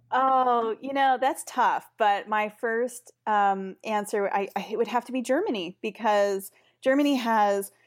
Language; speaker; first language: English; native; English